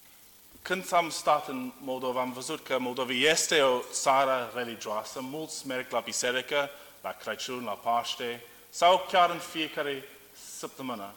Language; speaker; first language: Romanian; non-native, learner; English